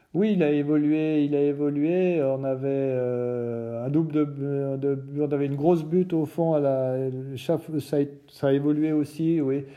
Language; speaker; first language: French; native; French